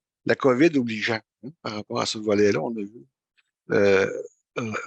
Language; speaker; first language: French; native; French